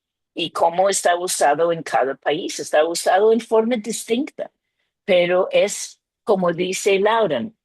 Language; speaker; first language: Spanish; non-native, fluent; English